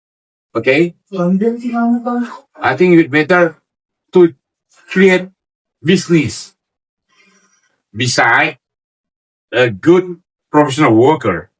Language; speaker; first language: English; non-native, learner; Indonesian